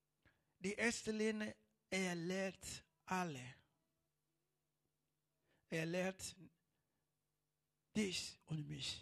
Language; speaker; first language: German; non-native, learner; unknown